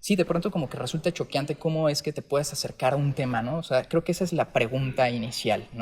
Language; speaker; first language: Spanish; native; Spanish